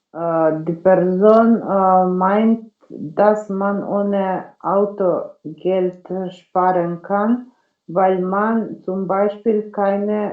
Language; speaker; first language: German; non-native, learner; Macedonian